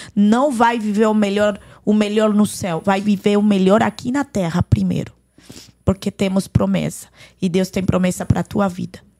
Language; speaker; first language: Portuguese; non-native, fluent; Arabic